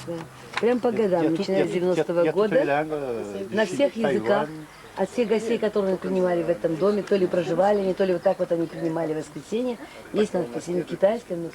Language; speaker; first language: Russian; native; Russian